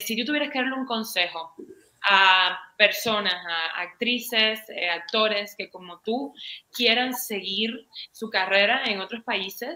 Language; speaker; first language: Spanish; native; Spanish